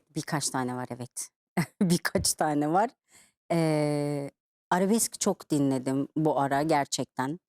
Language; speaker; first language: Turkish; native; Turkish